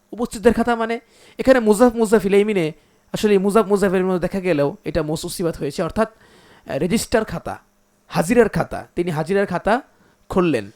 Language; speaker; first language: Bangla; native; Bangla